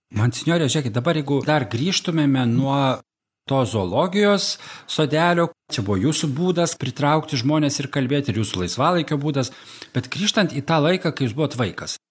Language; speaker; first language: Lithuanian; native; Lithuanian